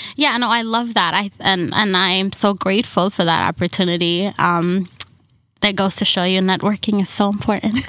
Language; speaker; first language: English; early bilingual, other home language; Somali